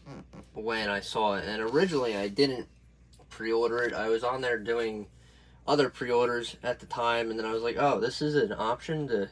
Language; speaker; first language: English; native; English